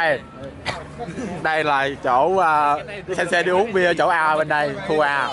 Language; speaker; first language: Vietnamese; native; Vietnamese